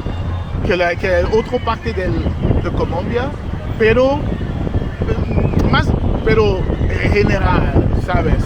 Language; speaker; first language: Spanish; non-native, learner; English